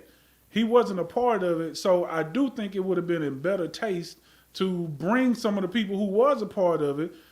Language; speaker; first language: English; native; English